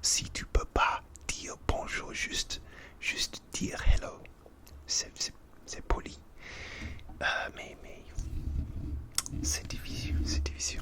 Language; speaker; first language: French; non-native, learner; English